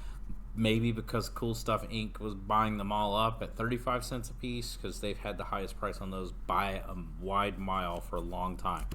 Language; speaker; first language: English; native; English